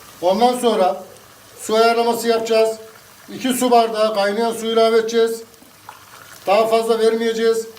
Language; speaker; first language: Turkish; native; Turkish